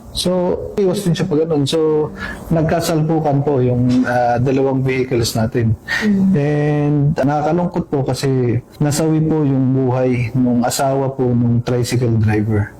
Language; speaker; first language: Filipino; non-native, local second language; Pangasinan